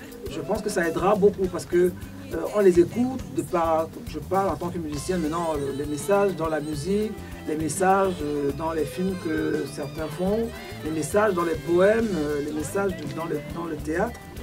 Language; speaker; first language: French; non-native, local second language; Duala